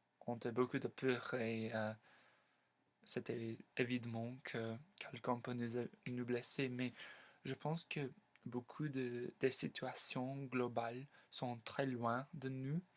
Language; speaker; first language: French; non-native, learner; English